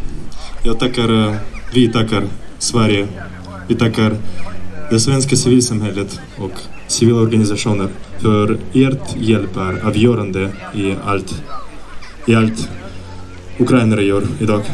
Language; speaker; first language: Swedish; non-native, fluent; Ukrainian